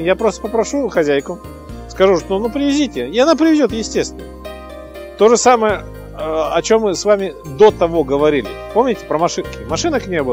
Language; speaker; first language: Russian; native; Russian